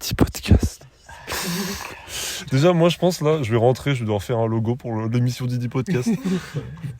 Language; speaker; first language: French; native; French